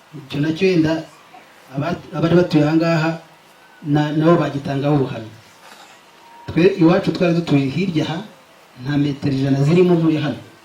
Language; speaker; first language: Kinyarwanda; native; Kinyarwanda